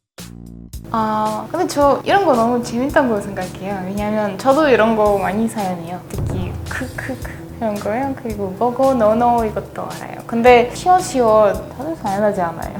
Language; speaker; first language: Korean; non-native, learner; Russian